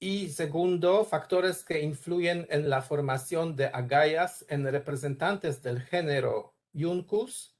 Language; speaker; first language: Spanish; non-native, learner; Polish